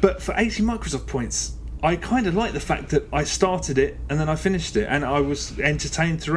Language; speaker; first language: English; native; English